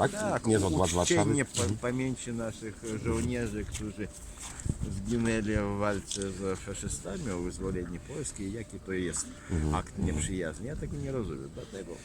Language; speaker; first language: Polish; non-native, fluent; Russian